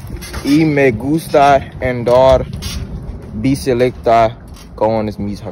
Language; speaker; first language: Spanish; non-native, learner; English